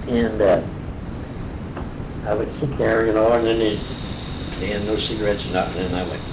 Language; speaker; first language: English; native; English